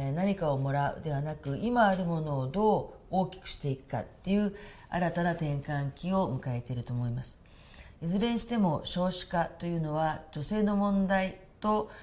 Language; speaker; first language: Japanese; native; Japanese